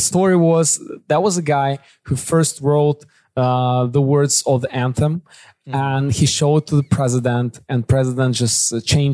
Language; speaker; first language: English; non-native, fluent; Kazakh